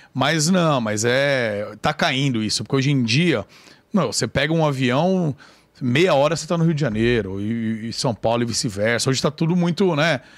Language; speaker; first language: Portuguese; native; Portuguese